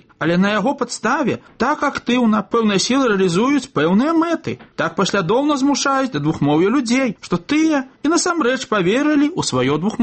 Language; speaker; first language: Belarusian; native; Belarusian